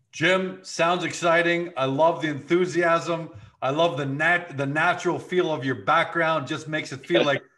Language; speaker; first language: English; native; English